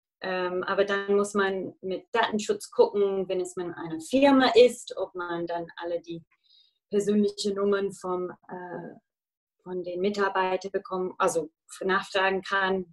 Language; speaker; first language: German; non-native, fluent; English